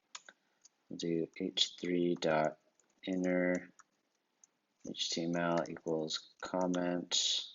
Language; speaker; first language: English; native; English